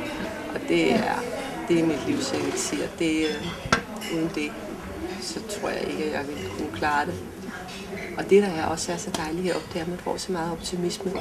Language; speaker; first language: Danish; native; Danish